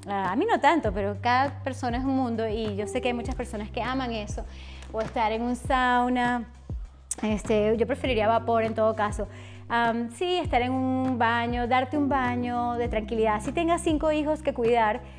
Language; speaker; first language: Spanish; native; Spanish